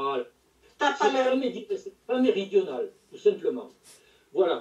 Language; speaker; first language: French; native; French